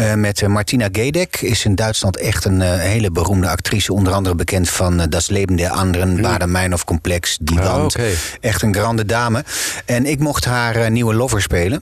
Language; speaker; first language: Dutch; non-native, local second language; Low German